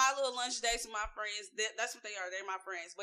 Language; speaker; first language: English; native; English